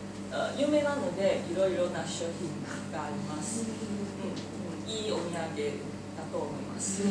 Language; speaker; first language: Japanese; non-native, learner; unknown